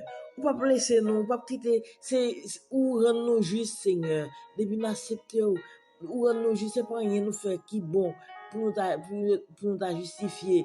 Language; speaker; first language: French; non-native, local second language; Haitian Creole